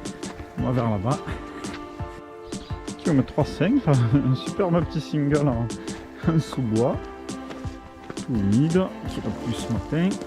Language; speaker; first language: French; native; French